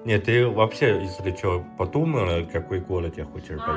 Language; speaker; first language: Russian; non-native, learner; Chinese